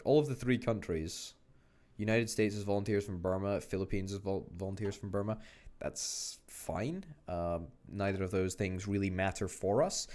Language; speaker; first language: English; native; English